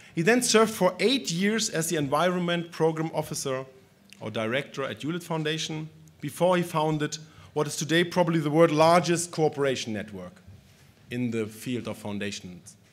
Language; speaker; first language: English; non-native, fluent; German